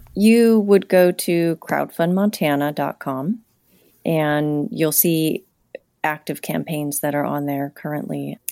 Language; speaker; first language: English; native; English